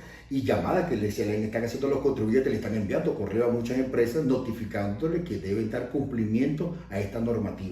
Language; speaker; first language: Spanish; native; Spanish